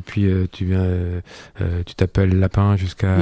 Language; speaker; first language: French; native; French